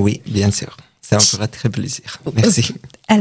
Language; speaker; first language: French; non-native, learner; Persian